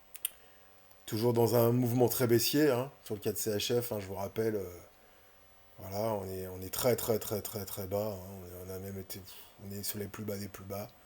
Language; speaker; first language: French; native; French